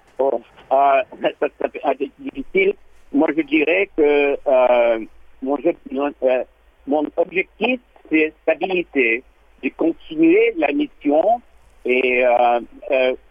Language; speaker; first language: French; non-native, learner; English